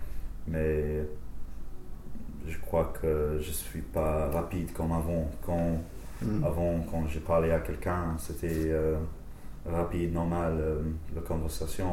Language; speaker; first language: French; non-native, fluent; English